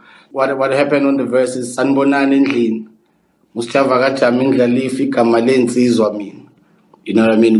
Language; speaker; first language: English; non-native, local second language; Zulu